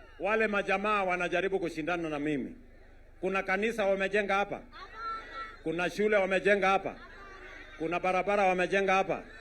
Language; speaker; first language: Swahili; non-native, local second language; Kalenjin